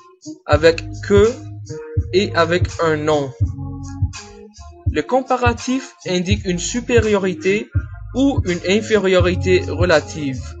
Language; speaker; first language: French; non-native, fluent; English